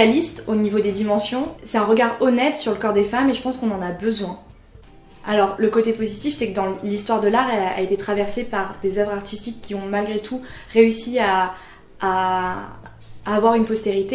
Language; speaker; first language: French; native; French